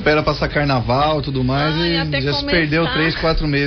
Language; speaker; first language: Portuguese; native; Portuguese